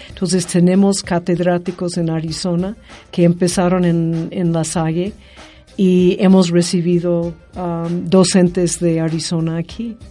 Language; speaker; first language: Spanish; non-native, fluent; English